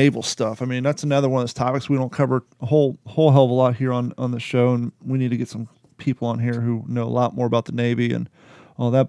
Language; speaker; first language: English; native; English